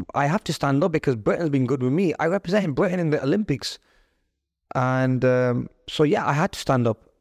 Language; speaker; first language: English; native; English